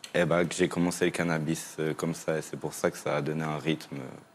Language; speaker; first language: French; native; French